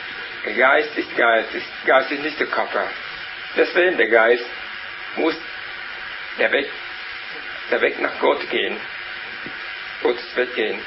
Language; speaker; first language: German; non-native, learner; Vietnamese